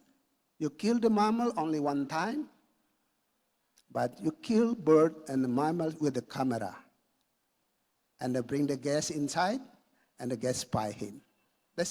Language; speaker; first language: English; non-native, learner; Indonesian